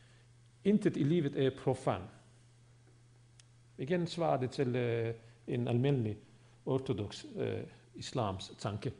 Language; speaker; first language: Swedish; non-native, fluent; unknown